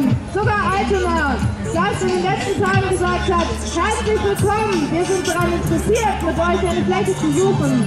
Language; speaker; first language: German; native; German